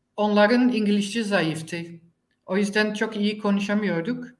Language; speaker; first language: Turkish; non-native, learner; Dutch